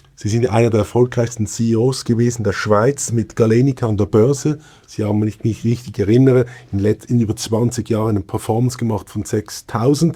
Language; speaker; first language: German; native; German